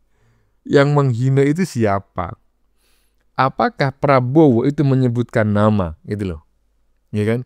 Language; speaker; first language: Indonesian; native; Indonesian